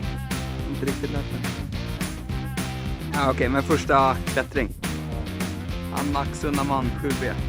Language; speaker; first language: Swedish; native; Swedish